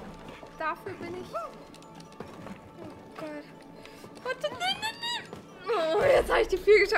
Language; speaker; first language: German; native; German